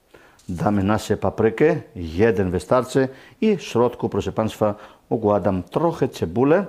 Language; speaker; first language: Polish; non-native, learner; Greek